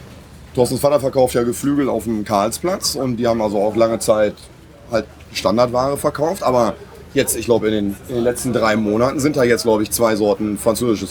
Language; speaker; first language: German; native; German